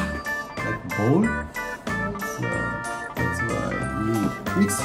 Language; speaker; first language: English; non-native, local second language; Filipino